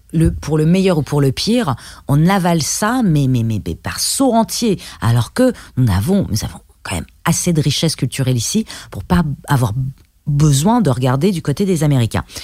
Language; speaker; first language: French; early bilingual, other home language; Persian